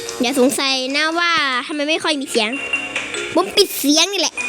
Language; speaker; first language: Thai; native; Thai